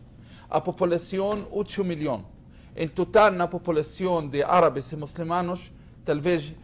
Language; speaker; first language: Spanish; non-native, learner; Hebrew